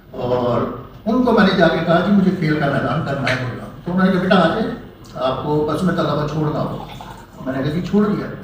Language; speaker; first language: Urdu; native; Urdu